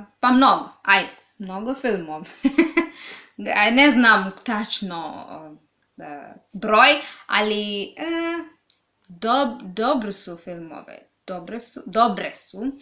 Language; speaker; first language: Serbian; non-native, learner; Swahili